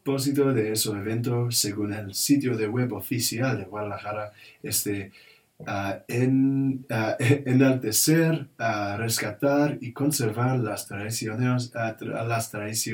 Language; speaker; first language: Spanish; non-native, learner; English